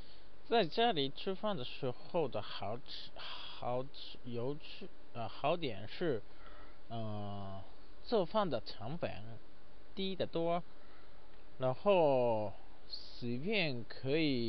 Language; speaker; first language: Chinese; non-native, learner; Japanese